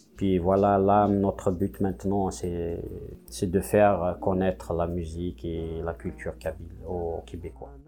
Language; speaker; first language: French; non-native, local second language; Kabyle